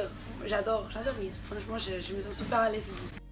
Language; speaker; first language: French; non-native, fluent; Spanish